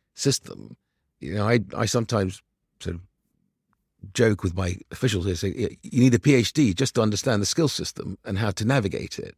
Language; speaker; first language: English; early bilingual, other home language; Arabic